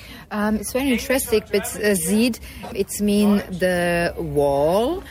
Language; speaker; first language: English; non-native, fluent; German